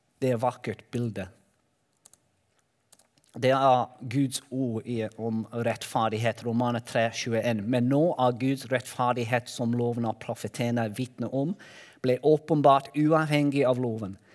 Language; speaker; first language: Norwegian; non-native, learner; Welsh